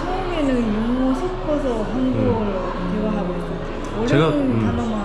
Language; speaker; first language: Korean; non-native, fluent; Japanese